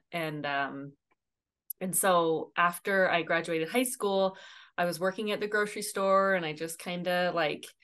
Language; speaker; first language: English; native; English